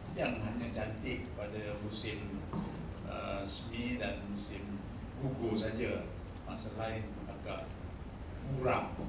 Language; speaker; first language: Malay; native; Malay